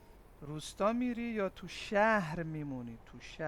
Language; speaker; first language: Persian; non-native, fluent; Urdu